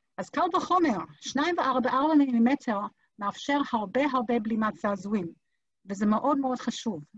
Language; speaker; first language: Hebrew; native; Hebrew